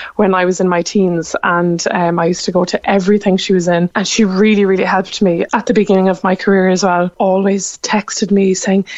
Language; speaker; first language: English; native; English